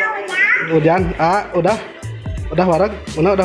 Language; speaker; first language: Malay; non-native, local second language; Sundanese